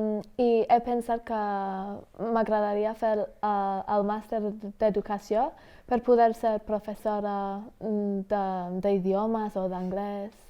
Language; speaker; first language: Catalan; non-native, fluent; English